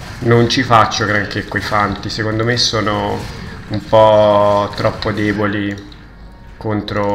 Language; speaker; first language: Italian; native; Italian